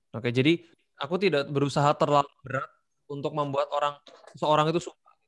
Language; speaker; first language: Indonesian; native; Indonesian